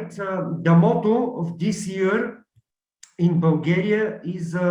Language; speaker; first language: English; non-native, learner; Bulgarian